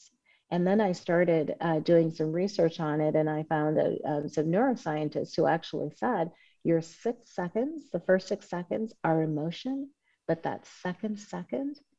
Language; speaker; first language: English; native; English